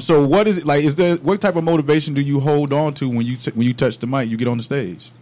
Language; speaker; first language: English; native; English